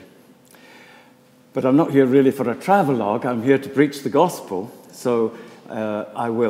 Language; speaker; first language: English; native; English